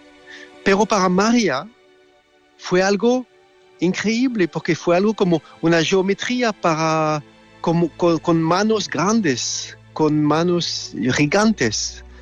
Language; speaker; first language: Spanish; non-native, learner; French